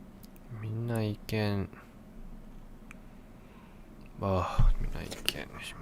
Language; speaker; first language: Japanese; non-native, learner; English